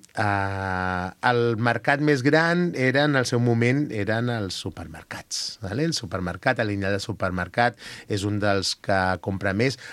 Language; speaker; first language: Catalan; native; Catalan